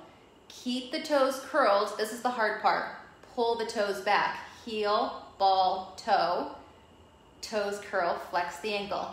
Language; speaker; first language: English; native; English